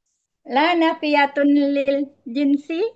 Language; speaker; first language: Arabic; non-native, learner; Indonesian